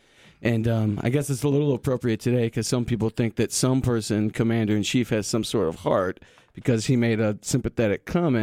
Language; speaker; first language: English; native; English